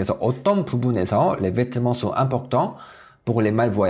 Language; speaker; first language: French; non-native, fluent; Korean